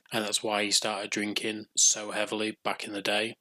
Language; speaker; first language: English; native; English